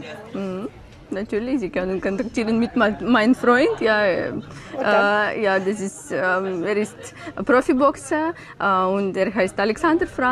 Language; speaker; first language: German; non-native, learner; Ukrainian